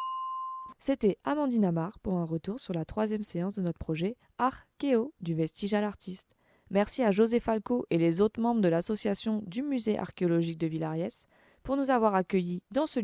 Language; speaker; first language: French; native; French